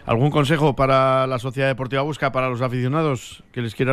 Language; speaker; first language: Spanish; native; Spanish